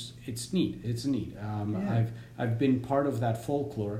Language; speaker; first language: English; native; English